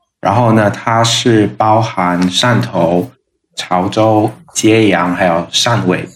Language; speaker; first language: Chinese; non-native, local second language; Min Nan Chinese